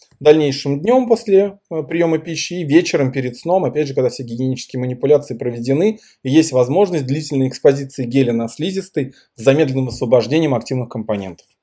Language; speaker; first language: Russian; native; Russian